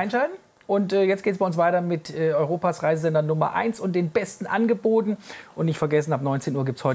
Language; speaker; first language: German; native; German